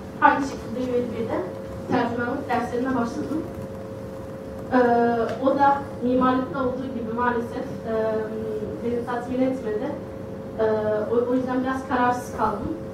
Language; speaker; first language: Turkish; early bilingual, other home language; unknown